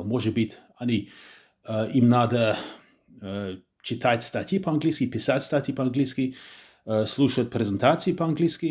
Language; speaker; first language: Russian; non-native, fluent; English